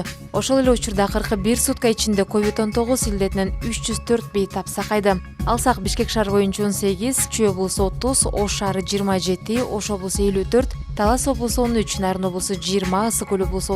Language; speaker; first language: Kyrgyz; native; Kyrgyz